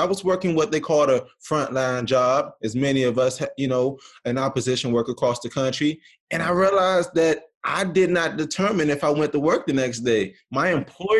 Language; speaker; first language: English; native; English